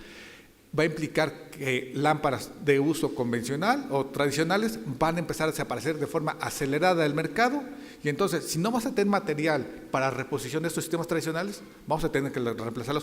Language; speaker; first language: Spanish; native; Spanish